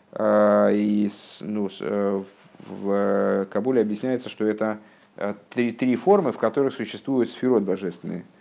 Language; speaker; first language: Russian; native; Russian